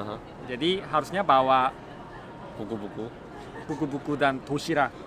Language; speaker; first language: Indonesian; non-native, learner; Korean